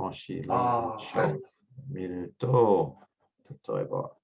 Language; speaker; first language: Japanese; non-native, learner; English